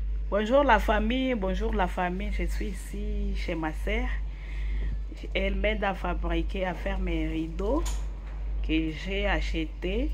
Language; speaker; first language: French; non-native, local second language; Swahili